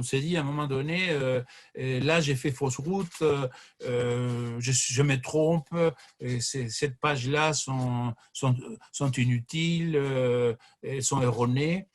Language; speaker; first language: French; non-native, fluent; Spanish